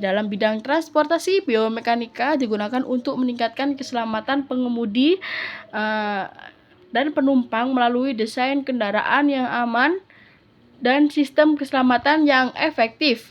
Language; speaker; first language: Indonesian; native; Indonesian